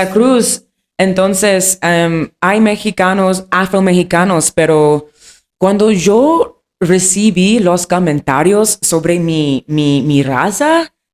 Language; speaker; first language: Spanish; non-native, learner; English